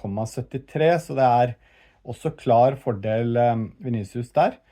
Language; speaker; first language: Norwegian; native; Norwegian